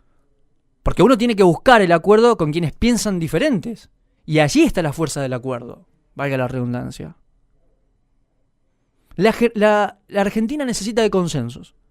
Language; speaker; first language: Spanish; native; Spanish